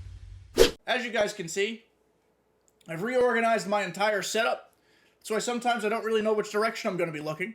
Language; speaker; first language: English; native; English